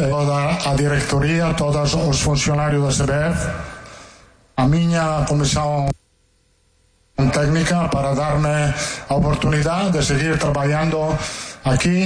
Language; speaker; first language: Portuguese; non-native, learner; Italian